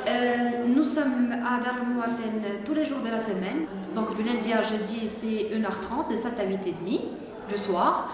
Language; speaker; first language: French; non-native, local second language; Arabic